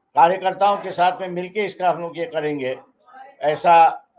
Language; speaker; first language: Hindi; non-native, local second language; Marathi